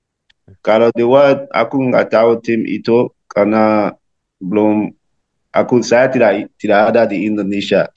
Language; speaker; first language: Indonesian; non-native, learner; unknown